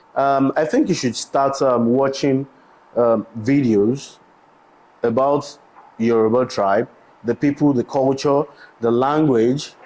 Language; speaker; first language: English; non-native, local second language; Yoruba